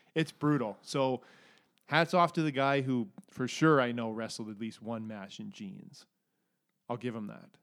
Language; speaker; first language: English; native; English